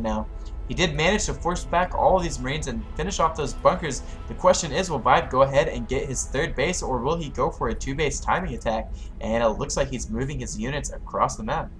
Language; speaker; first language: English; native; English